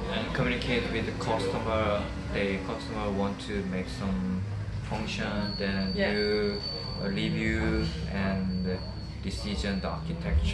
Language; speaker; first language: English; non-native, learner; Korean